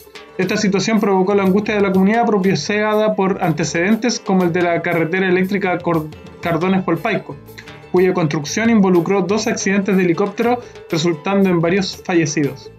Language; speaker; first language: Spanish; native; Spanish